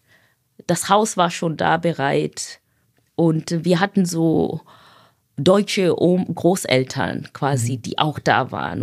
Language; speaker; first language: German; non-native, fluent; Swahili